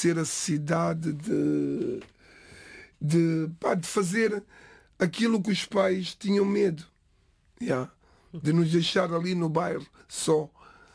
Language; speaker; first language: Portuguese; non-native, local second language; Kabuverdianu